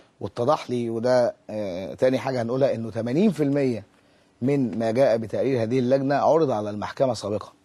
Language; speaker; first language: Arabic; native; Arabic